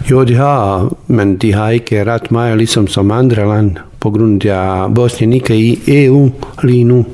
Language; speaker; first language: Danish; non-native, learner; Bosnian